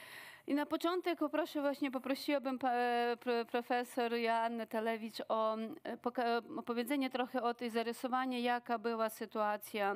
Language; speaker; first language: Polish; non-native, fluent; Ukrainian